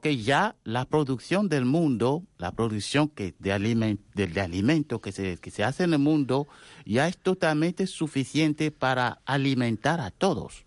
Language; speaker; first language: Spanish; non-native, fluent; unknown